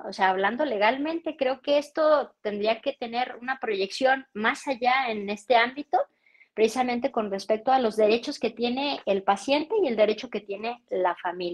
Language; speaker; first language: Spanish; native; Spanish